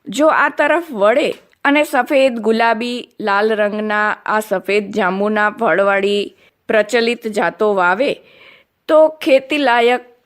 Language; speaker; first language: Gujarati; non-native, local second language; Kachhi